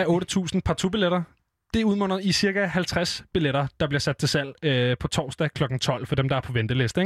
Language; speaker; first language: Danish; native; Danish